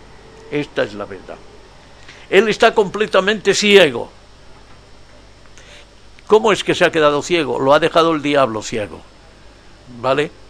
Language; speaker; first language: Spanish; native; Spanish